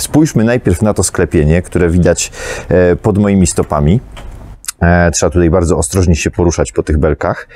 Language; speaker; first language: Polish; native; Polish